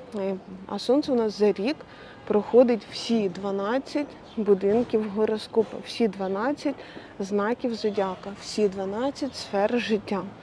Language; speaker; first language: Ukrainian; non-native, local second language; Russian